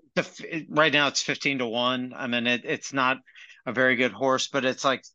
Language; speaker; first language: English; native; English